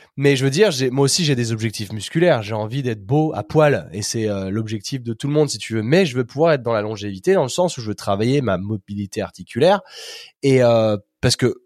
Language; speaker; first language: French; native; French